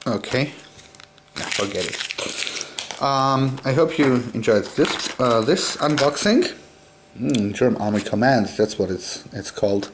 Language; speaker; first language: English; non-native, fluent; German